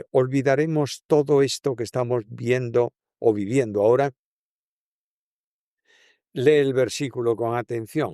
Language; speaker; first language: Spanish; native; Spanish